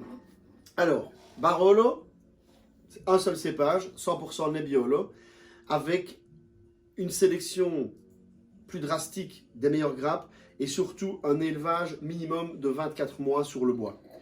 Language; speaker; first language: French; native; French